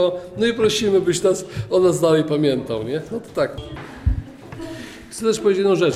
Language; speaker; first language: Polish; native; Polish